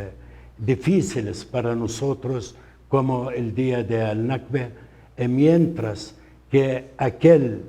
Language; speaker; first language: Spanish; non-native, fluent; Arabic